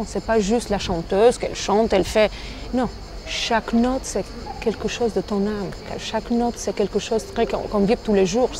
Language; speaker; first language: French; non-native, fluent; Albanian